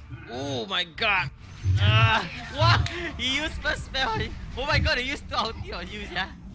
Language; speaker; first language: English; non-native, local second language; Chinese